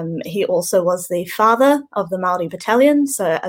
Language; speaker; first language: English; native; English